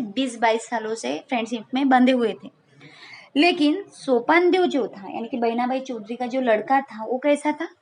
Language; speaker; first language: Hindi; non-native, local second language; Marathi